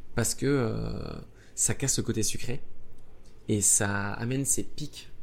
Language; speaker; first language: French; native; French